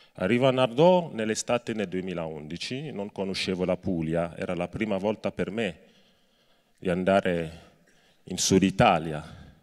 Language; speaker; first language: Italian; non-native, fluent; French